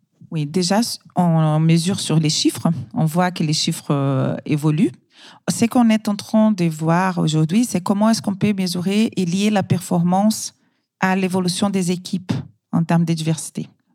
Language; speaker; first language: French; non-native, fluent; Portuguese